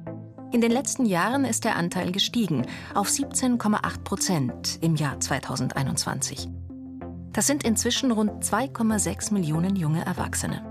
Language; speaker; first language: German; native; German